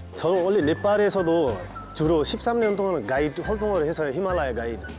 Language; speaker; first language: Korean; non-native, fluent; Nepali